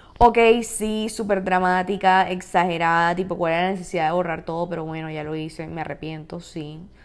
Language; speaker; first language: Spanish; native; Spanish